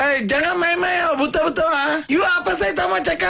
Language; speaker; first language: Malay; non-native, local second language; Tamil